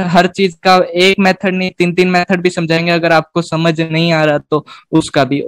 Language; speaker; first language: Hindi; native; Hindi